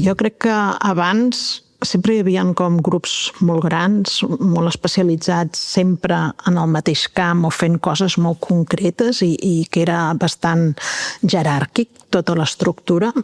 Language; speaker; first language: Catalan; native; Catalan